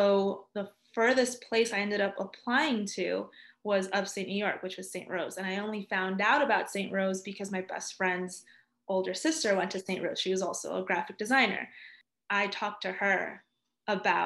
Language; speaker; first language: English; early bilingual, other home language; Spanish